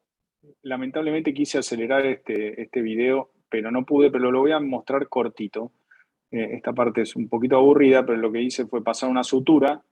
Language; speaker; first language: Spanish; native; Spanish